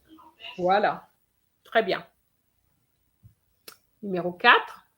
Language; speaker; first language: French; non-native, fluent; English